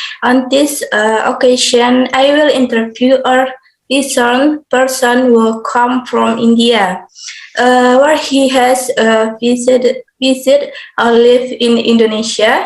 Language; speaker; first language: English; non-native, learner; Indonesian